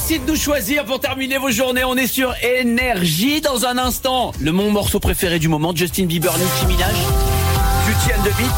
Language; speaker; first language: French; native; French